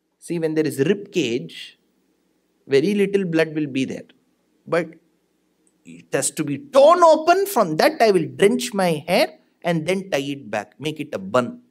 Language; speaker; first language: English; non-native, local second language; Tamil